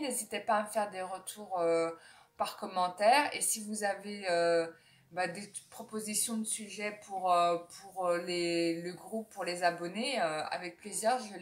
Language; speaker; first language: French; native; French